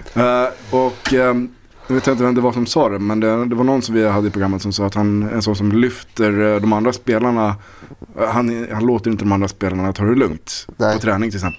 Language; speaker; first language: Swedish; native; Swedish